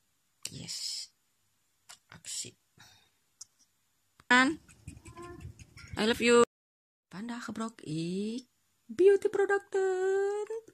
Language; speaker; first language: Dutch; non-native, local second language; Indonesian